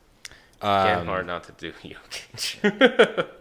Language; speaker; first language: English; native; English